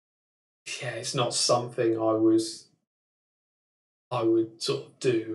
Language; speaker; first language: English; native; English